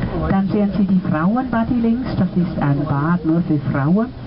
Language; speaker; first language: German; native; German